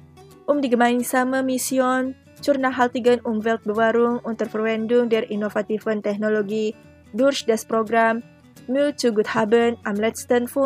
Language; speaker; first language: German; non-native, fluent; Indonesian